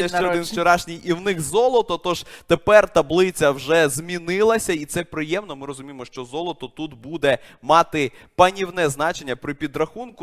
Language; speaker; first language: Ukrainian; native; Ukrainian